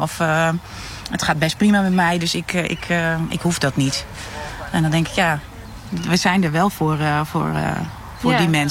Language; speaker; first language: Dutch; native; Dutch